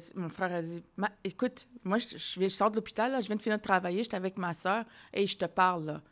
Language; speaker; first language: French; native; French